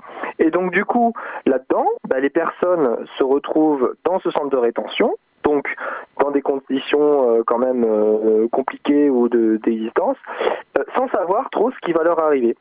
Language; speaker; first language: French; native; French